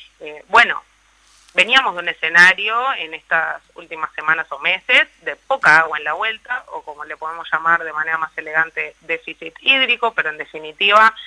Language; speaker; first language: Spanish; native; Spanish